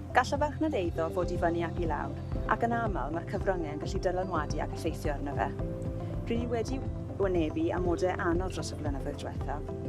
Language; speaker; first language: Welsh; non-native, local second language; English